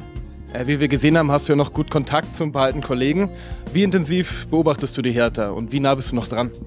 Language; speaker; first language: German; native; German